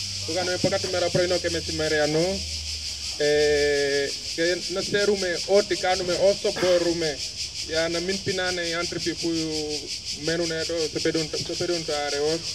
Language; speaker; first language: Greek; non-native, fluent; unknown